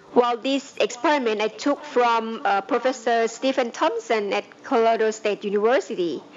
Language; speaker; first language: English; non-native, fluent; Thai